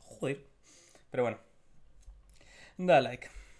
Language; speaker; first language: Spanish; native; Spanish